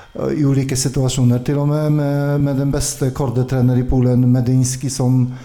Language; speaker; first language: Swedish; non-native, fluent; Polish